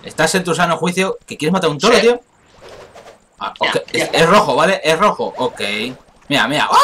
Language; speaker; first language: Spanish; native; Spanish